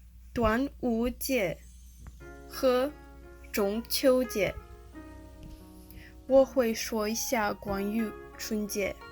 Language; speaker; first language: Chinese; non-native, learner; English